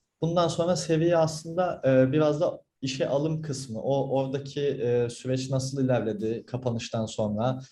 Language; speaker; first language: Turkish; native; Turkish